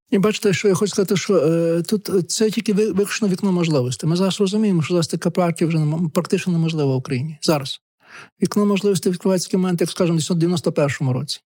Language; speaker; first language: Ukrainian; native; Ukrainian